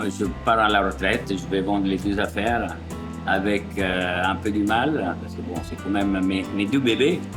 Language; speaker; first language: French; non-native, fluent; Italian